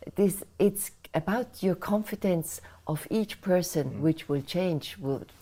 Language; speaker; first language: English; non-native, fluent; Swiss German